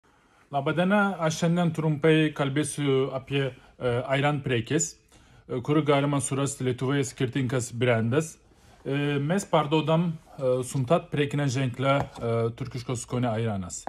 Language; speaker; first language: Lithuanian; non-native, learner; Turkish